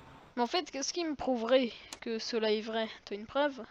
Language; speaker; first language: French; native; French